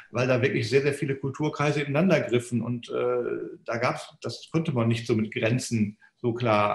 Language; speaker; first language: German; native; German